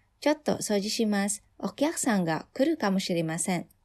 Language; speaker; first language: Japanese; non-native, fluent; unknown